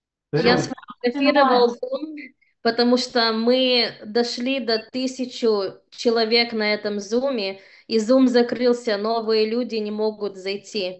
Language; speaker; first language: Russian; early bilingual, heritage; Russian